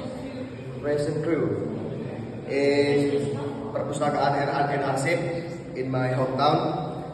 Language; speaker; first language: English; non-native, learner; Indonesian